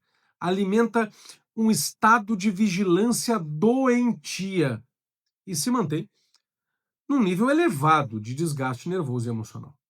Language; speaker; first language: Portuguese; native; Portuguese